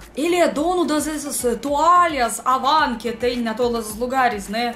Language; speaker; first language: Portuguese; non-native, learner; Russian